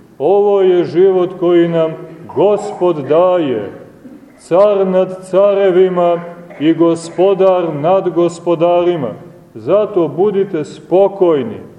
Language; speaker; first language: Serbian; native; Serbian